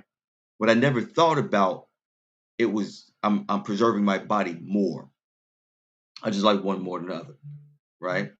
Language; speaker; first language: English; native; English